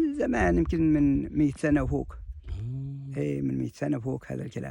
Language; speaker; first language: Arabic; native; Arabic